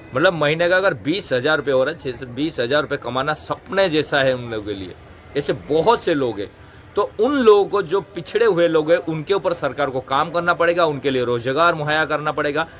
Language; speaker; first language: Hindi; native; Hindi